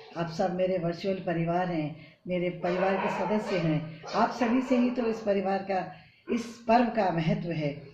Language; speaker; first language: Hindi; non-native, local second language; Bangla